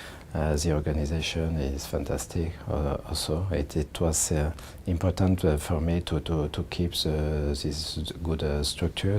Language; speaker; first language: English; non-native, learner; French